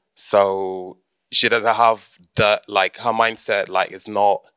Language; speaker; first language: English; early bilingual, heritage; Portuguese